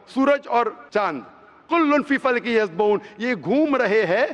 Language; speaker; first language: Hindi; non-native, local second language; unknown